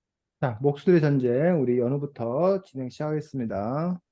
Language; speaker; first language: Korean; native; Korean